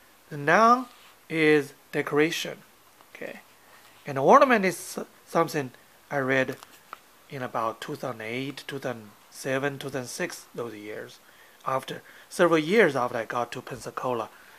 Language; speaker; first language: English; non-native, fluent; Chinese